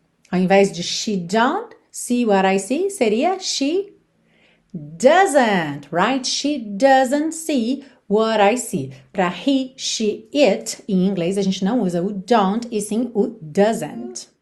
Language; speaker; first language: English; non-native, fluent; Portuguese